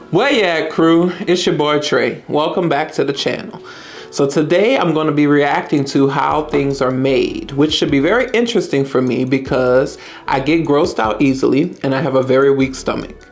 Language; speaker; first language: English; native; English